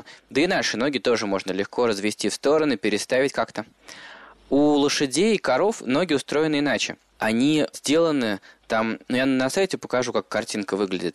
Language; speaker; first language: Russian; native; Russian